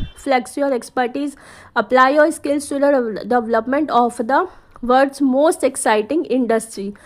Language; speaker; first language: Hindi; native; Hindi